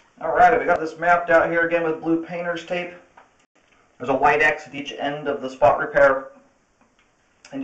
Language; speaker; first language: English; native; English